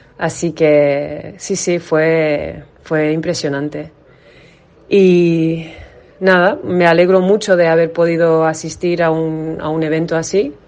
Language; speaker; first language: Spanish; non-native, fluent; English